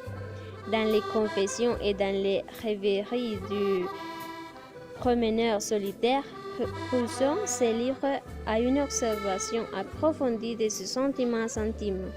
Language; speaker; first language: French; non-native, learner; Spanish